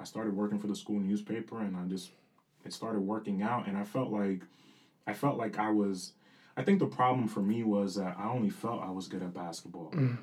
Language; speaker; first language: English; early bilingual, other home language; Spanish